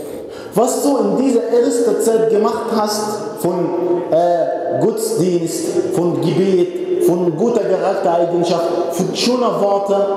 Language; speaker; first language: German; non-native, fluent; Arabic